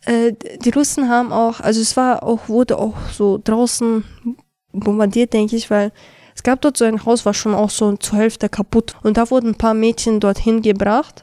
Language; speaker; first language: German; early bilingual, other home language; Chechen